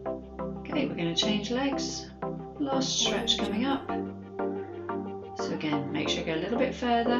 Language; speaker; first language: English; native; English